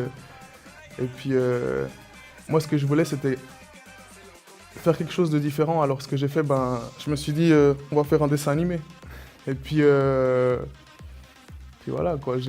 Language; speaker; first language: French; early bilingual, other home language; Spanish